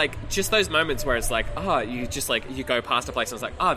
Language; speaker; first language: English; native; English